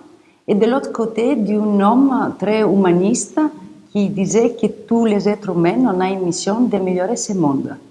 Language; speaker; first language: French; non-native, fluent; Greek